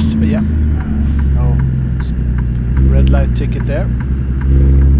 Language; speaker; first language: English; non-native, fluent; Swedish